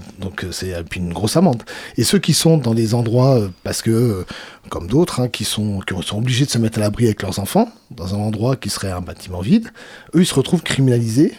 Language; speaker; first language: French; native; French